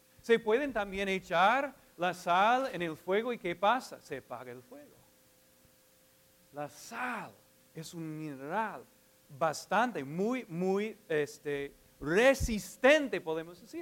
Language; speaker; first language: Spanish; non-native, fluent; English